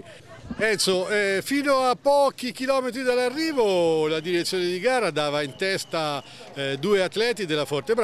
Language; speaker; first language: Italian; native; Italian